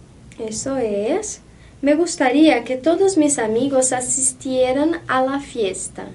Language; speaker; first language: Spanish; non-native, fluent; Portuguese